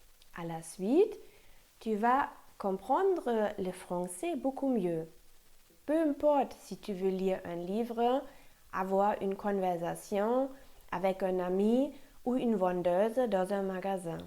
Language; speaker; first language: French; non-native, fluent; German